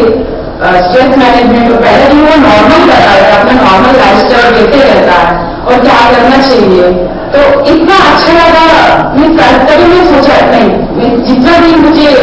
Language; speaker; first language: Hindi; non-native, local second language; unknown